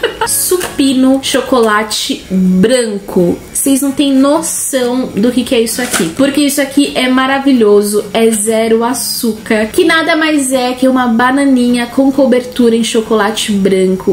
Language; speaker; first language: Portuguese; native; Portuguese